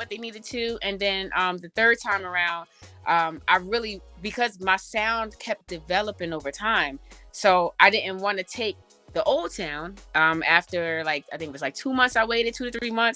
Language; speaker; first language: English; early bilingual, other home language; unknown